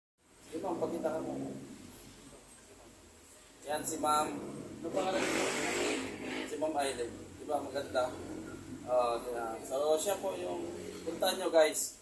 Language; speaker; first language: Filipino; native; Filipino